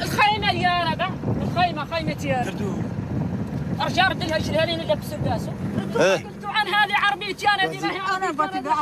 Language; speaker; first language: Arabic; native; Arabic